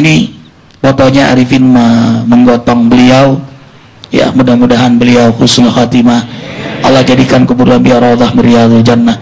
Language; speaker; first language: Indonesian; native; Indonesian